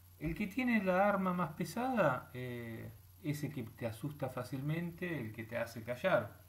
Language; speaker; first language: Spanish; early bilingual, heritage; Spanish